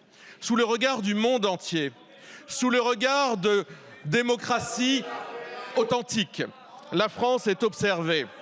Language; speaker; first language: French; native; French